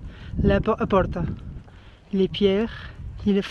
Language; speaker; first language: French; non-native, fluent; Portuguese